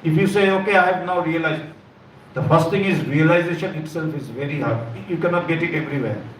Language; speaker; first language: English; non-native, local second language; Bangla